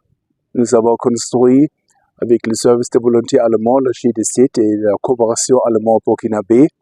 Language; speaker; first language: French; non-native, fluent; German